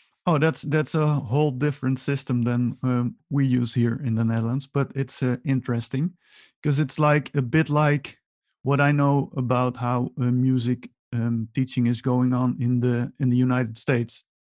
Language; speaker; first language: English; non-native, fluent; Dutch